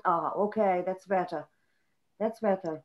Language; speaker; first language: English; non-native, fluent; Portuguese